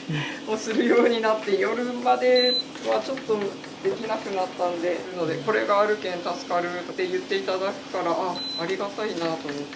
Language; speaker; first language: Japanese; native; Japanese